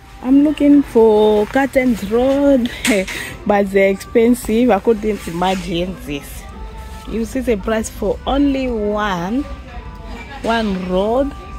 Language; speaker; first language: English; non-native, fluent; Swahili